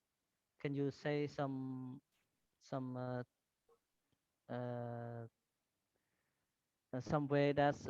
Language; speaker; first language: English; non-native, learner; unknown